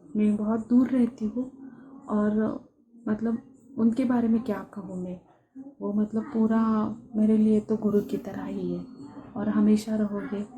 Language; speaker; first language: Hindi; non-native, local second language; Marathi